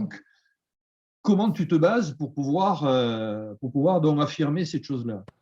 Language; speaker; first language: French; native; French